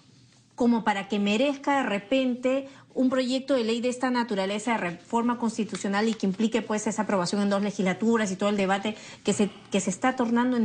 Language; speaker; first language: Spanish; native; Spanish